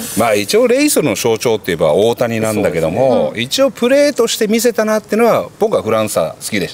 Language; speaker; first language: Japanese; native; Japanese